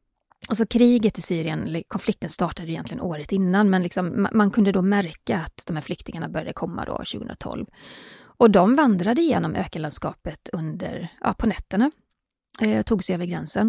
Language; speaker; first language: Swedish; native; Swedish